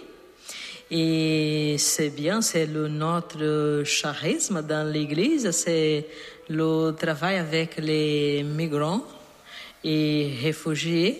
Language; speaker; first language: French; non-native, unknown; Portuguese